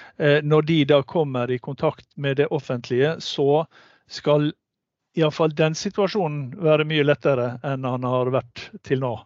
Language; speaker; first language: Norwegian; native; Norwegian